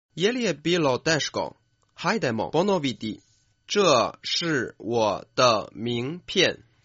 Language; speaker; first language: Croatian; non-native, fluent; Chinese